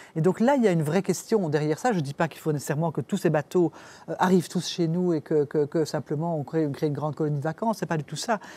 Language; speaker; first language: French; native; French